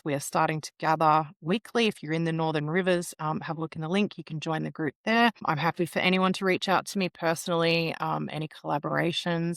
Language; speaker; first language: English; native; English